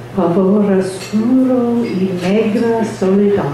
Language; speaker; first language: Spanish; non-native, learner; English